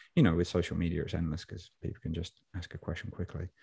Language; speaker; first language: English; native; English